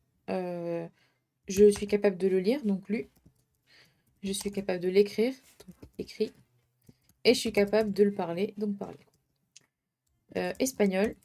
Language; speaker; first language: French; native; French